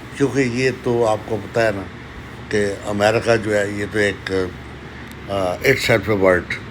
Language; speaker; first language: Urdu; native; Urdu